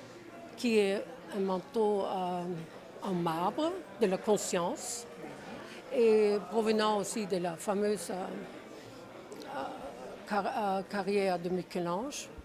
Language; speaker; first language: French; non-native, fluent; Czech